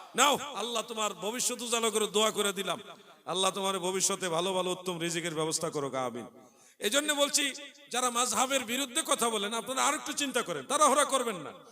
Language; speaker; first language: Bangla; native; Bangla